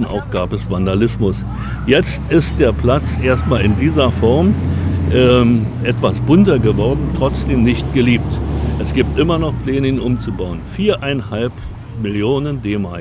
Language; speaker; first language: German; native; German